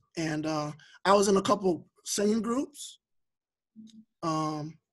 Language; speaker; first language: English; native; English